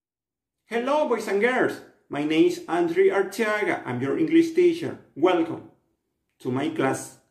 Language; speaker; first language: English; non-native, fluent; Spanish